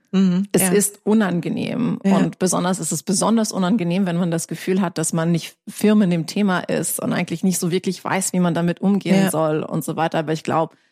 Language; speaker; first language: German; non-native, fluent; English